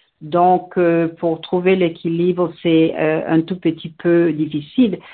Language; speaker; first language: French; non-native, local second language; Bambara